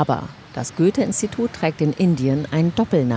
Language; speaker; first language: German; native; German